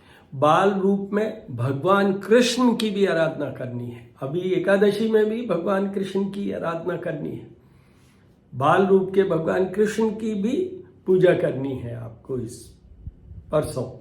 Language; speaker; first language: Hindi; native; Hindi